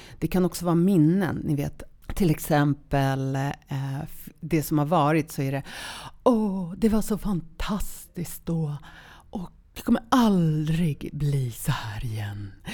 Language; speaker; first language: Swedish; early bilingual, other home language; Polish